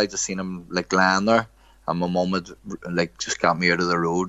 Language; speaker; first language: English; native; English